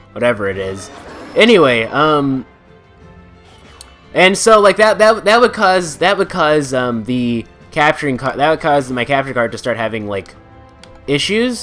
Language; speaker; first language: English; native; English